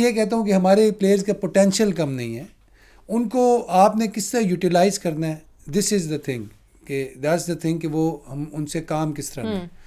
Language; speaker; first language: Urdu; native; Urdu